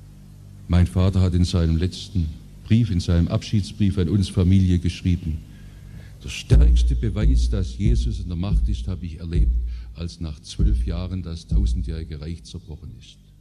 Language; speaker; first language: German; native; German